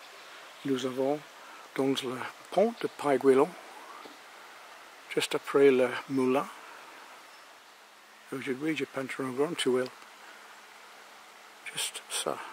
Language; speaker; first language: French; non-native, learner; English